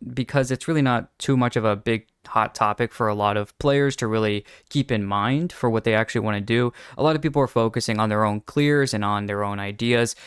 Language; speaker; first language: English; native; English